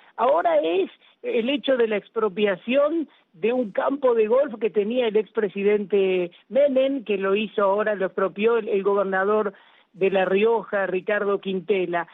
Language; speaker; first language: Spanish; native; Spanish